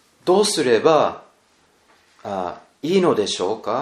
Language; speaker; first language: Japanese; non-native, learner; English